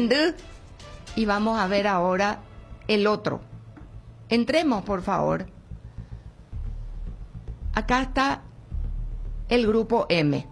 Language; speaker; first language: Spanish; native; Spanish